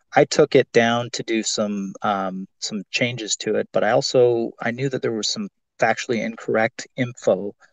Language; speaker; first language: English; native; English